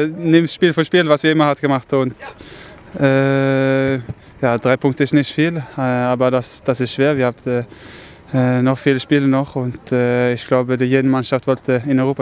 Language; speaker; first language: German; non-native, learner; Norwegian